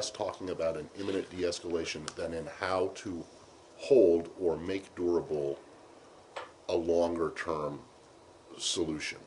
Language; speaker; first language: English; native; English